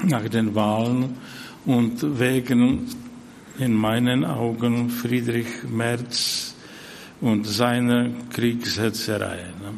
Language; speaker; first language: German; non-native, fluent; Czech